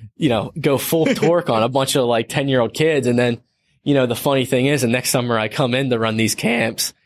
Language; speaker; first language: English; native; English